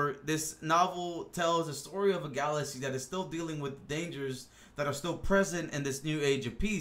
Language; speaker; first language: English; native; English